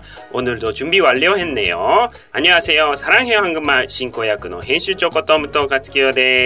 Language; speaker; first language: Korean; non-native, fluent; Japanese